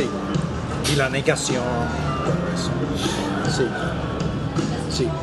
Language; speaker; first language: Spanish; non-native, fluent; English